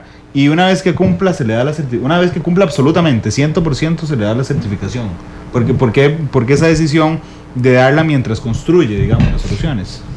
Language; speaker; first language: Spanish; native; Spanish